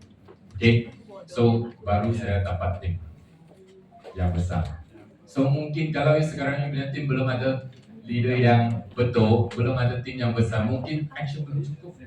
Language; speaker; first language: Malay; non-native, local second language; Chinese